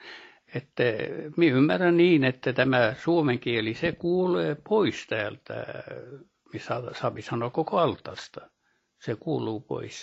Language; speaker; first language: Finnish; early bilingual, heritage; Finnish